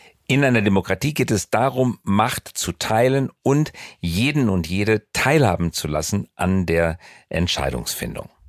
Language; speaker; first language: German; native; German